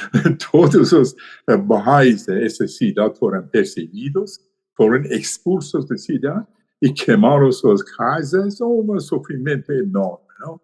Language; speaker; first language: Portuguese; non-native, learner; Persian